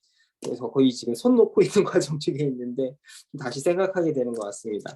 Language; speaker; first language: Korean; native; Korean